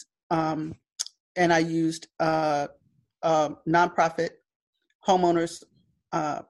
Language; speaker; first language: English; native; English